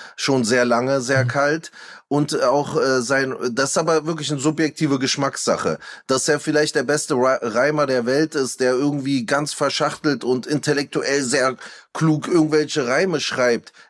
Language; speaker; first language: German; early bilingual, other home language; Turkish